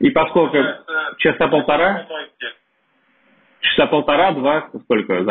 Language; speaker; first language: Russian; native; Russian